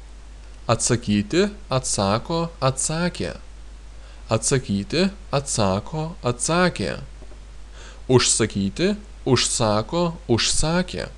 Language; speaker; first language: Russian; non-native, fluent; Lithuanian